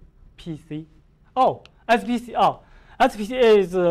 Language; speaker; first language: English; non-native, learner; Chinese